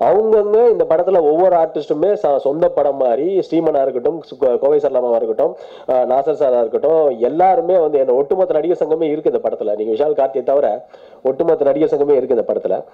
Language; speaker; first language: Tamil; native; Tamil